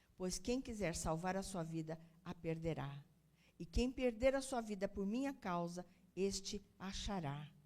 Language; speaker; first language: Portuguese; native; Portuguese